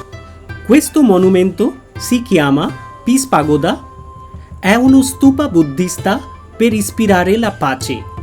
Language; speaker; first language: Italian; non-native, fluent; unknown